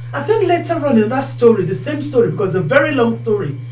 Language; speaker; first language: English; non-native, local second language; Yoruba